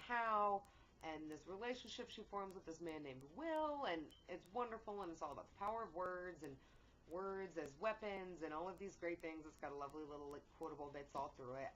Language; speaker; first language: English; native; English